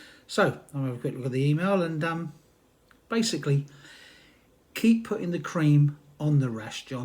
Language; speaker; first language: English; native; English